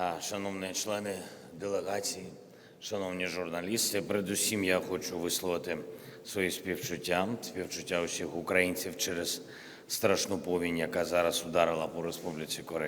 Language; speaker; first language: Ukrainian; non-native, local second language; Russian